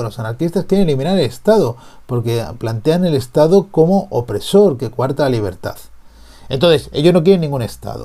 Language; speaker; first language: Spanish; native; Spanish